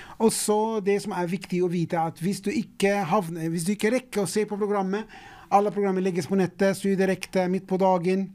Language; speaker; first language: Norwegian; non-native, fluent; English